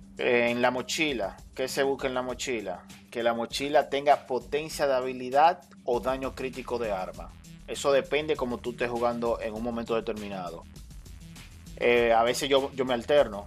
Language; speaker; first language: Spanish; native; Spanish